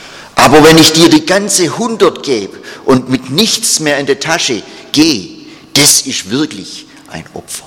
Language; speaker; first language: German; non-native, fluent; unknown